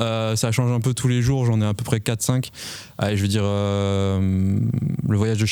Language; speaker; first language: French; native; French